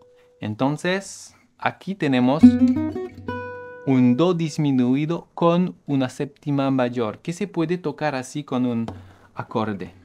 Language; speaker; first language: Spanish; non-native, fluent; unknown